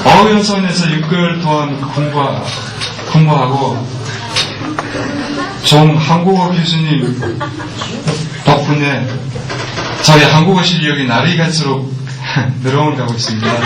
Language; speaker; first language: Korean; non-native, fluent; Mongolian